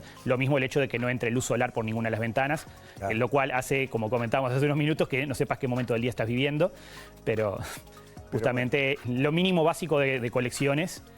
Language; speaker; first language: Spanish; native; Spanish